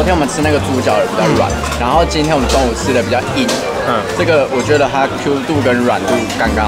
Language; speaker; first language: Chinese; native; Chinese